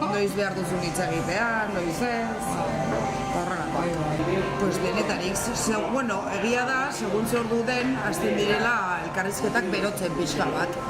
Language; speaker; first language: Basque; non-native, local second language; Spanish